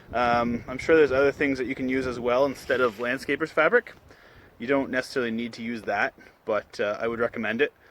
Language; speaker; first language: English; native; English